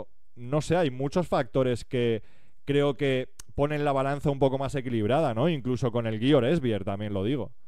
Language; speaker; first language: Spanish; native; Spanish